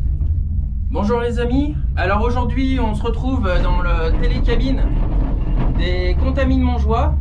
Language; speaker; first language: French; native; French